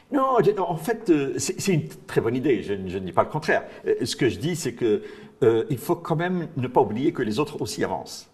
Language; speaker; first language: French; non-native, local second language; Arabic